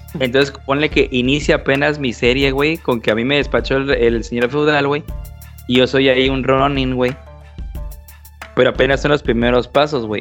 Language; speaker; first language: Spanish; native; Spanish